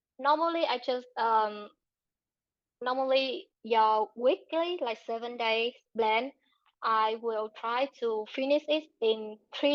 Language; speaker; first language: English; non-native, learner; Vietnamese